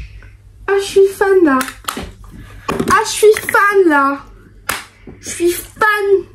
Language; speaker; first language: French; native; French